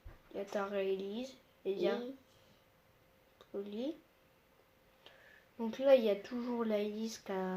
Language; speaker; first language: French; native; French